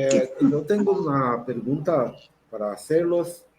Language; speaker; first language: Spanish; non-native, learner; Portuguese